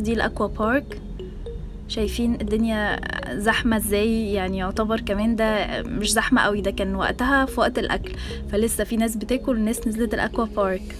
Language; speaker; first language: Arabic; native; Arabic